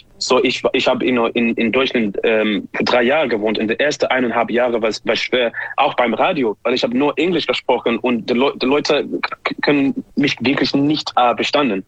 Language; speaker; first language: German; non-native, learner; English